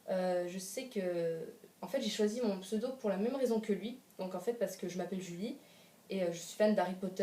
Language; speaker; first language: French; native; French